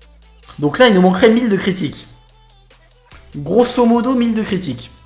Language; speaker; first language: French; native; French